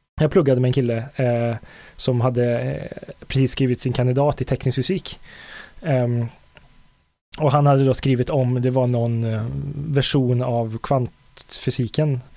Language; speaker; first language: Swedish; native; Swedish